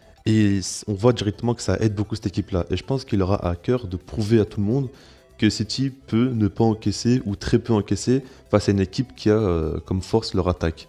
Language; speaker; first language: French; native; French